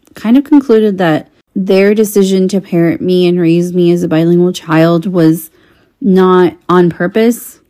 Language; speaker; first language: English; non-native, fluent; Spanish